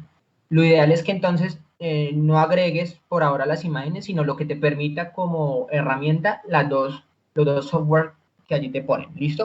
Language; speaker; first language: Spanish; native; Spanish